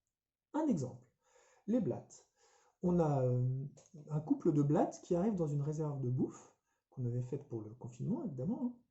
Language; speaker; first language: French; native; French